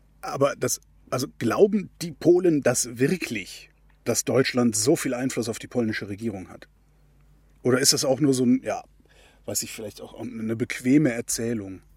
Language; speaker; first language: German; native; German